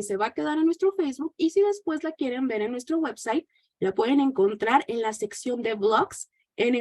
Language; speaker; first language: Spanish; native; Spanish